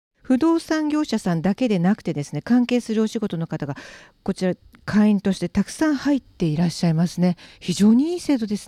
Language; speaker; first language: Japanese; native; Japanese